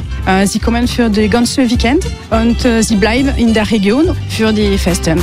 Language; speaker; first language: German; non-native, learner; French